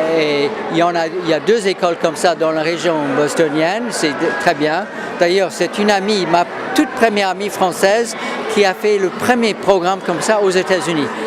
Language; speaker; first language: French; non-native, fluent; English